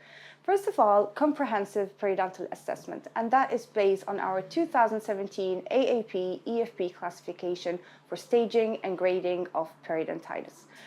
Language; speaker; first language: English; non-native, fluent; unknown